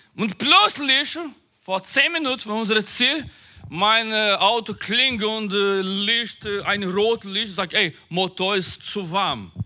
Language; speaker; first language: German; non-native, learner; Portuguese